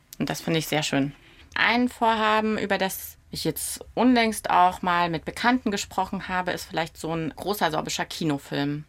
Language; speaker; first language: German; non-native, local second language; Upper Sorbian